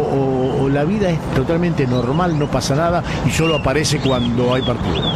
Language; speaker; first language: Spanish; native; Spanish